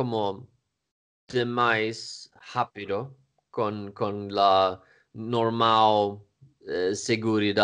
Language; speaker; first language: Portuguese; non-native, learner; Swedish